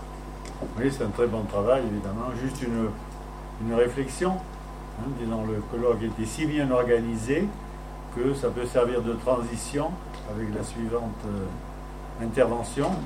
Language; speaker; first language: French; non-native, fluent; Spanish